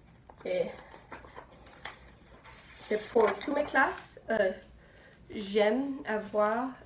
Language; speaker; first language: French; non-native, learner; English